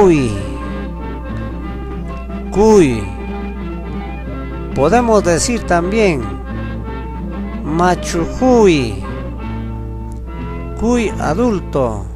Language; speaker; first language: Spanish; non-native, local second language; Quechua